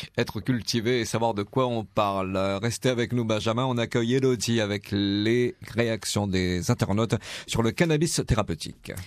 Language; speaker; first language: French; native; French